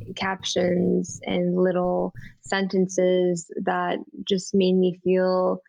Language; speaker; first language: English; native; English